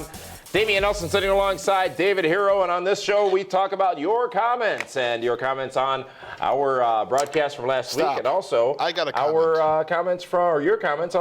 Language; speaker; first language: English; native; English